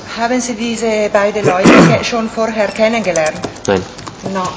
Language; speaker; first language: German; non-native, fluent; Italian